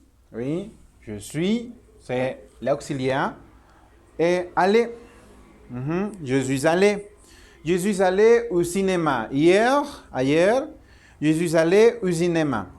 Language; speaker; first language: French; non-native, learner; Spanish